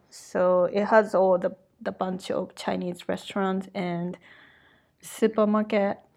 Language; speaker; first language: English; non-native, fluent; Japanese